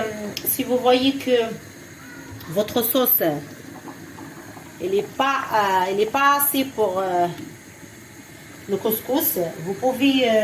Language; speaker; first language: French; non-native, fluent; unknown